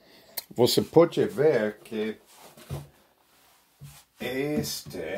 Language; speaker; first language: Portuguese; non-native, learner; Spanish